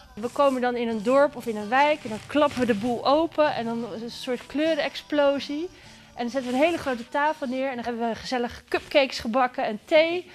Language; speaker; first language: Dutch; native; Dutch